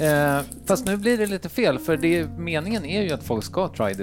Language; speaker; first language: Swedish; native; Swedish